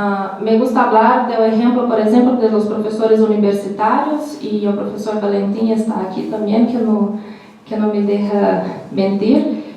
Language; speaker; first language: Spanish; non-native, learner; Portuguese